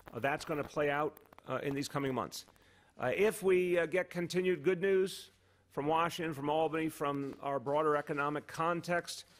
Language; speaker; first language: English; native; English